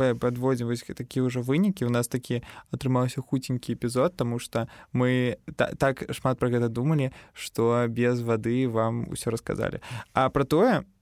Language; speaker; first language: Belarusian; non-native, local second language; Russian